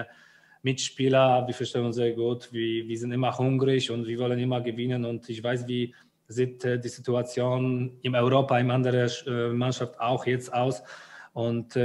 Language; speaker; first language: German; non-native, fluent; Polish